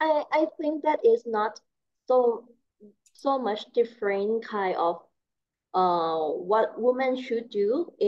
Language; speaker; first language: English; non-native, learner; Thai